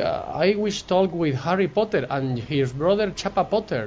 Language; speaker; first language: English; non-native, learner; Spanish